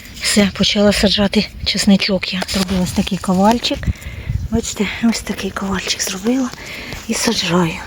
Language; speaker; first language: Ukrainian; native; Ukrainian